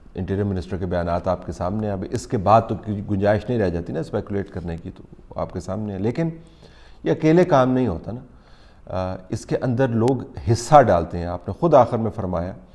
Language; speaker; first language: Urdu; native; Urdu